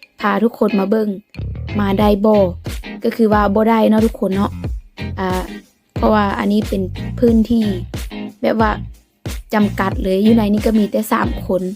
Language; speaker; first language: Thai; non-native, local second language; Lao